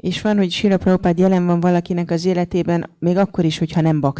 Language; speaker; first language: Hungarian; native; Hungarian